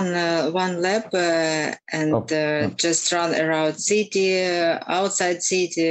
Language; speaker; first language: English; non-native, learner; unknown